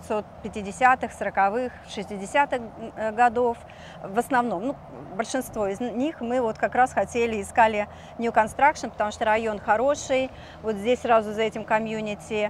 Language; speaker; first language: Russian; native; Russian